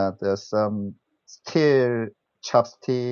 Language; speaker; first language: English; non-native, learner; Korean